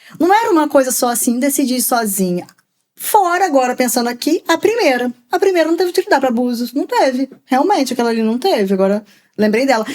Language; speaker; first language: Portuguese; native; Portuguese